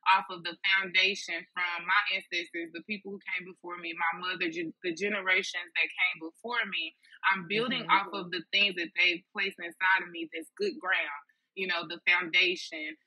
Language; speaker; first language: English; native; English